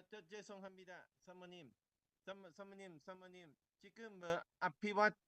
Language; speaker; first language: Korean; non-native, learner; Thai